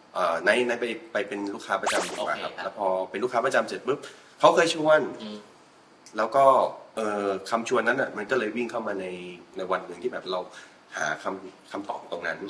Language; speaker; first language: Thai; native; Thai